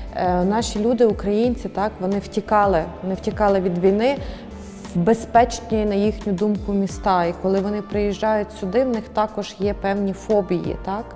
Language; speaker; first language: Ukrainian; native; Ukrainian